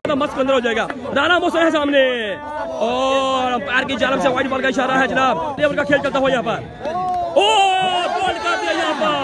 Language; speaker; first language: Urdu; non-native, local second language; Punjabi